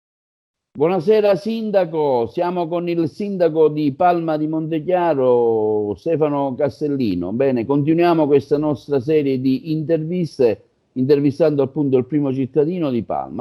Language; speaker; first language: Italian; native; Italian